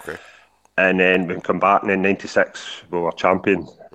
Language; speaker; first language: English; native; English